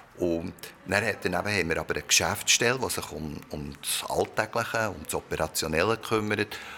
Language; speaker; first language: German; early bilingual, other home language; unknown